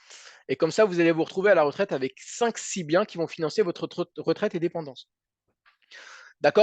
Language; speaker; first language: French; native; French